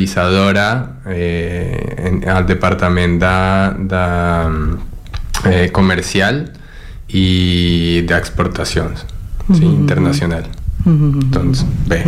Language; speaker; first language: Catalan; non-native, learner; Spanish